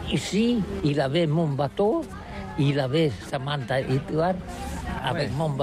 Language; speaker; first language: French; non-native, learner; Catalan